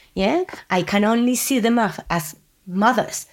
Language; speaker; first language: English; non-native, fluent; Spanish